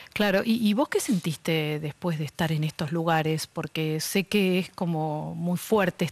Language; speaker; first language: Spanish; native; Spanish